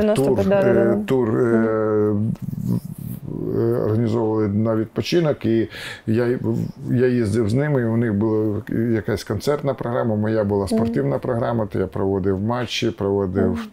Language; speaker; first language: Ukrainian; non-native, local second language; Russian